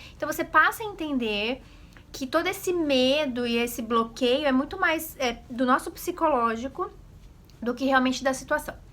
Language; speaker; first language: Portuguese; native; Portuguese